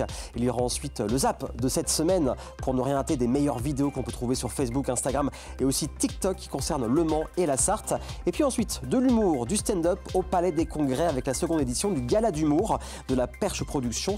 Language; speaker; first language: French; native; French